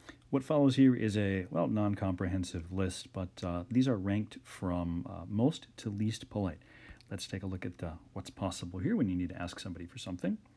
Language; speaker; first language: English; native; English